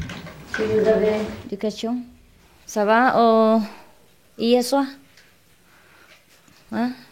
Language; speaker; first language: French; non-native, learner; Chinese